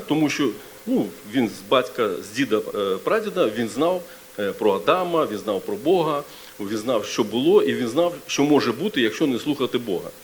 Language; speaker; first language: Ukrainian; non-native, local second language; Russian